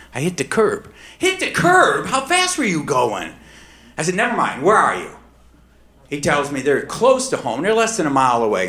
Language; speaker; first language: English; native; English